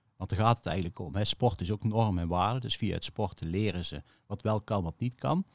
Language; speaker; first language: Dutch; native; Dutch